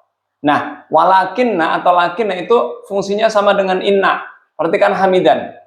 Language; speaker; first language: Indonesian; native; Indonesian